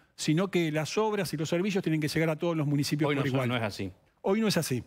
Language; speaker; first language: Spanish; native; Spanish